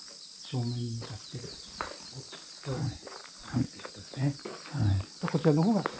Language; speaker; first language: Japanese; native; Japanese